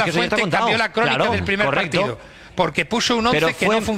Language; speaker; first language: Spanish; native; Spanish